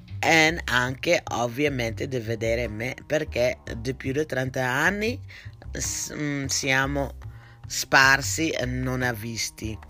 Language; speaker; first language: Italian; non-native, learner; English